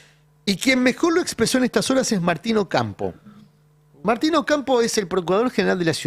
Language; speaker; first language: Spanish; native; Spanish